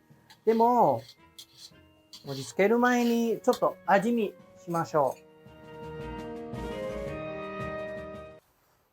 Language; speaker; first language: Japanese; non-native, fluent; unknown